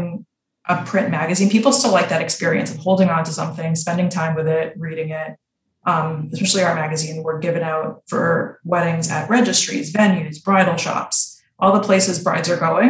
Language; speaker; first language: English; native; English